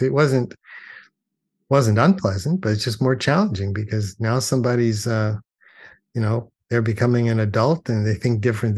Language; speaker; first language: English; native; English